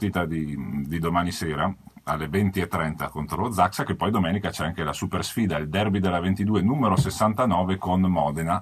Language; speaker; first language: Italian; native; Italian